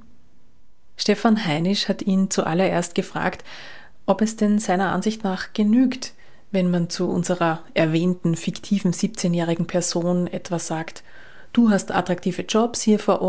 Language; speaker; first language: German; native; German